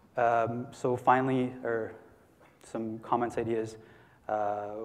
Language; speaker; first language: English; native; English